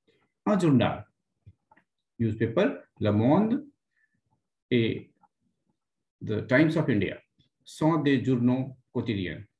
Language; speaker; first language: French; non-native, fluent; Hindi